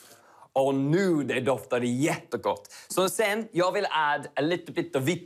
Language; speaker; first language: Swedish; non-native, learner; English